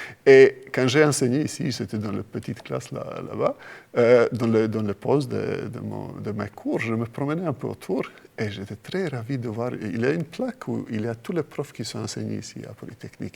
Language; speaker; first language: French; non-native, fluent; Croatian